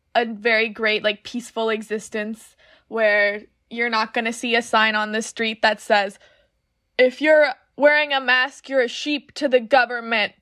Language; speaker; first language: English; native; English